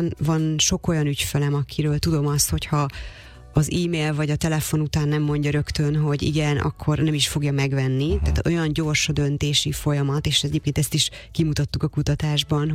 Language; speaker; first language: Hungarian; native; Hungarian